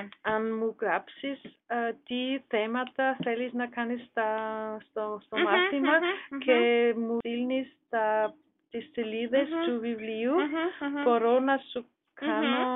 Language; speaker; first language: Greek; non-native, learner; German